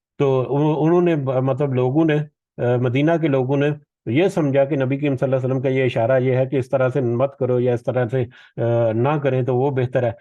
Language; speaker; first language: Urdu; native; Urdu